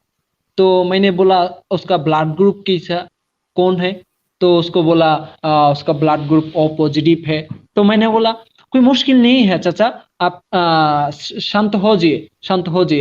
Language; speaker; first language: Hindi; non-native, learner; Bangla